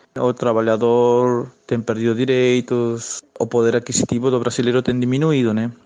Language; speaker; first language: Portuguese; non-native, fluent; Spanish